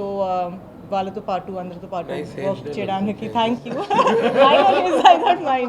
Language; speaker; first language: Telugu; non-native, learner; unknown